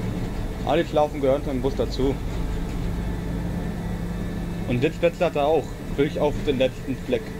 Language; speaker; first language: German; native; German